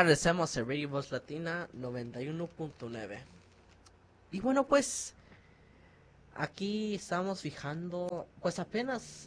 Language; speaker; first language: Spanish; early bilingual, heritage; Spanish